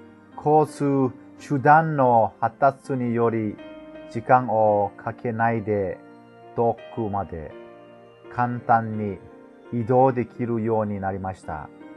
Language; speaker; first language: Japanese; non-native, fluent; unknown